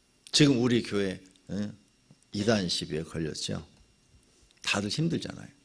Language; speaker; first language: Korean; native; Korean